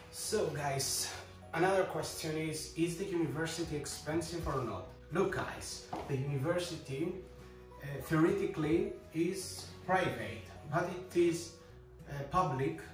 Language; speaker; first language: English; non-native, fluent; Greek